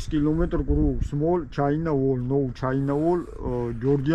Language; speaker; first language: English; non-native, learner; Georgian